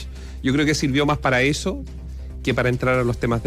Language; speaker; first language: Spanish; native; Spanish